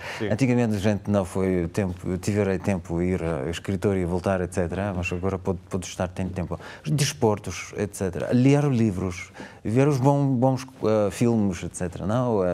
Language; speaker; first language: Portuguese; non-native, learner; Russian